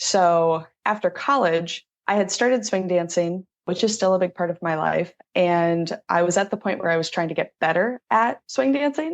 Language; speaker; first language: English; native; English